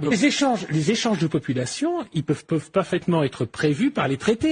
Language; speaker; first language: French; native; French